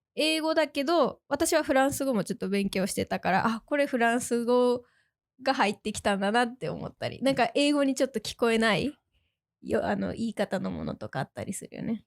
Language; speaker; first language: Japanese; native; Japanese